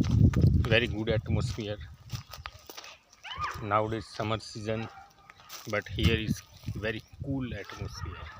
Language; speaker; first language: English; non-native, local second language; Gujarati